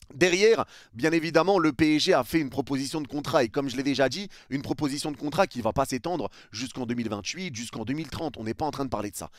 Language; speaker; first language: French; native; French